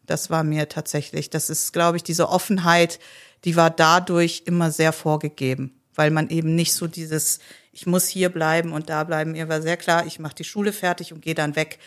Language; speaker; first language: German; early bilingual, other home language; Polish